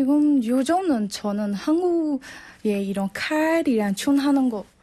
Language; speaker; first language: Korean; non-native, learner; Burmese